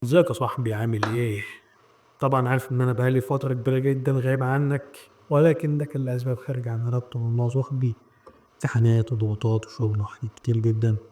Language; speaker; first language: Arabic; native; Arabic